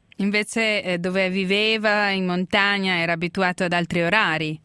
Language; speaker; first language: Italian; native; Italian